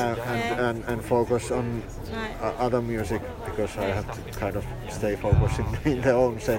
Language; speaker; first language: English; non-native, fluent; Finnish